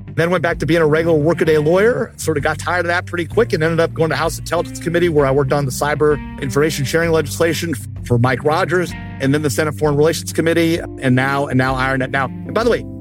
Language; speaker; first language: English; early bilingual, other home language; Hindi